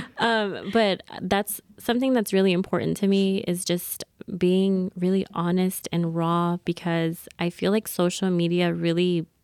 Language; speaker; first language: English; native; English